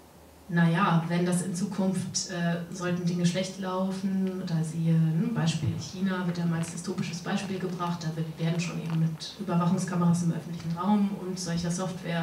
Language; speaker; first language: German; native; German